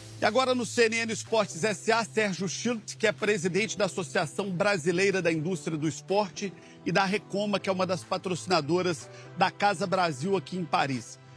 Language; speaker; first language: Portuguese; native; Portuguese